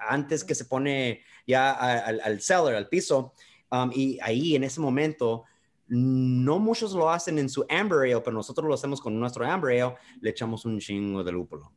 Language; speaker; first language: Spanish; early bilingual, heritage; Spanish